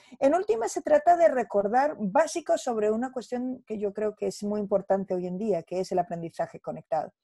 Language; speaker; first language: Spanish; native; Spanish